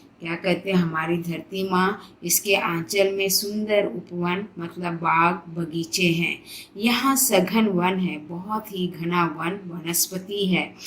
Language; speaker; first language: Hindi; non-native, local second language; Telugu